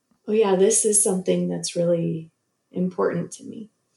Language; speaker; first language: English; native; English